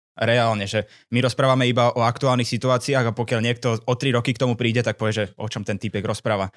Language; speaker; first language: Slovak; native; Slovak